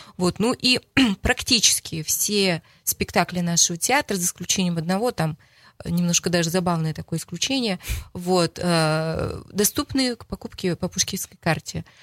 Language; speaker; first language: Russian; native; Russian